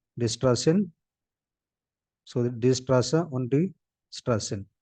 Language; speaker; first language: German; non-native, fluent; Hindi